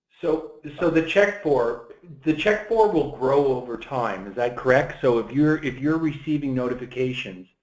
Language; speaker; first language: English; native; English